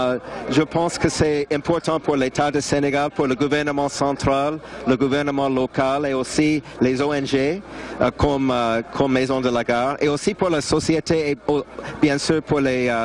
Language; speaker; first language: French; non-native, fluent; English